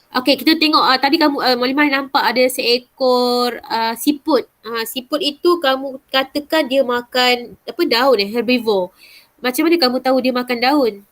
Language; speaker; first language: Malay; native; Malay